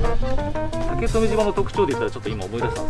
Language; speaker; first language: Japanese; native; Japanese